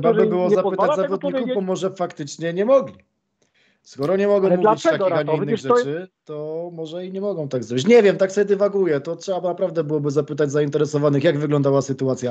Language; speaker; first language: Polish; native; Polish